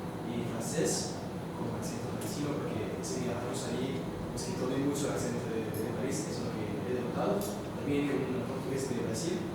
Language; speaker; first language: Spanish; non-native, fluent; Italian